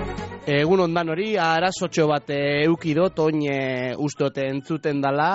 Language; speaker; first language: Basque; native; Basque